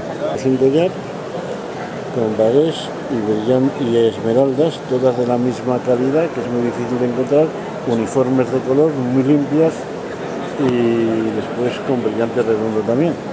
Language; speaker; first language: Spanish; native; Spanish